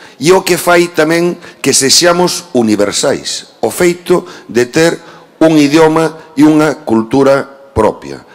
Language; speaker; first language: Galician; native; Galician